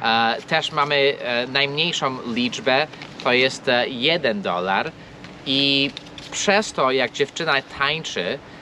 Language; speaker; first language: Polish; non-native, fluent; English